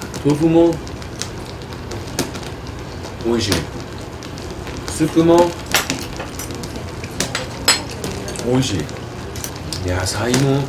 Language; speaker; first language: Japanese; non-native, fluent; Korean